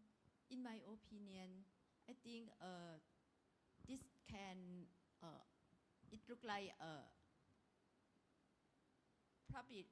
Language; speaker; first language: English; non-native, learner; Thai